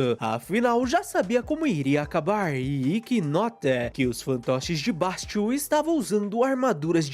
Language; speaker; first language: Portuguese; native; Portuguese